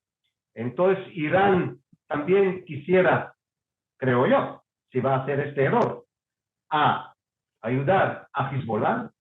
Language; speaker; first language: Spanish; non-native, fluent; Hebrew